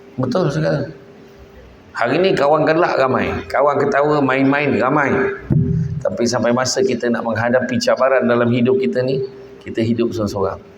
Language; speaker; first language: Malay; native; Malay